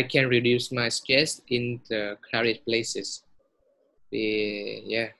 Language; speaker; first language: English; non-native, learner; Vietnamese